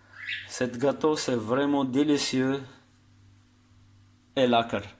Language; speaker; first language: French; non-native, learner; Arabic